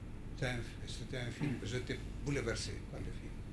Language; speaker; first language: French; non-native, fluent; Greek